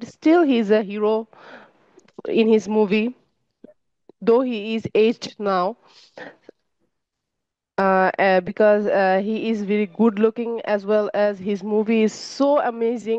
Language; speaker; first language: English; non-native, learner; Bangla